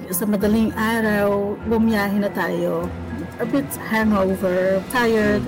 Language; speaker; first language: English; non-native, local second language; Filipino